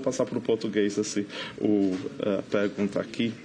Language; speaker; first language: Portuguese; non-native, fluent; English